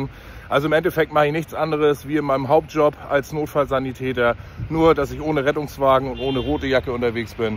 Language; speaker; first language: German; native; German